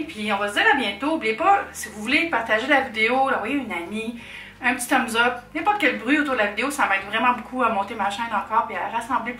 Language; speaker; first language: French; native; French